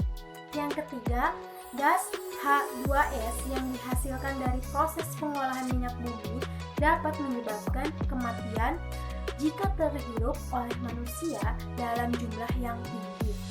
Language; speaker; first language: Indonesian; native; Indonesian